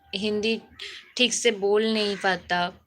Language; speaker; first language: Hindi; non-native, local second language; Bangla